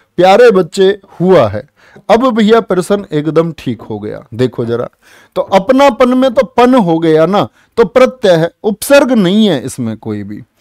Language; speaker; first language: Hindi; native; Hindi